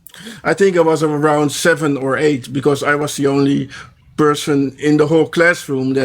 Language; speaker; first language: English; non-native, fluent; Dutch